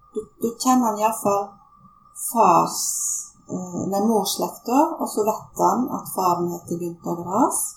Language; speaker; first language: Norwegian; native; Norwegian